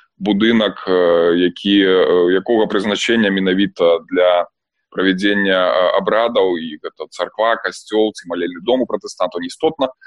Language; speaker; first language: Belarusian; non-native, local second language; Russian